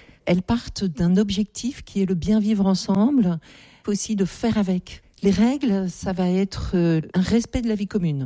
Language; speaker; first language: French; native; French